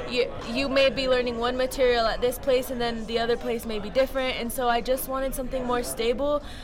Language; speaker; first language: English; native; English